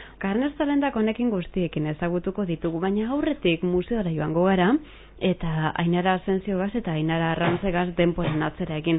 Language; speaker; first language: Basque; native; Basque